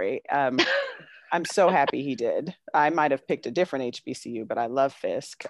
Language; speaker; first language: English; native; English